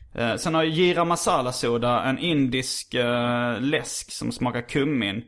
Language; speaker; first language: Swedish; native; Swedish